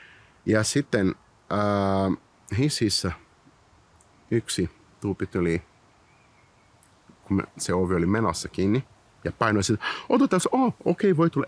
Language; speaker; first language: Finnish; non-native, learner; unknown